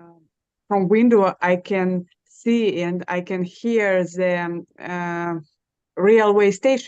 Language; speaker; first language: English; non-native, learner; Russian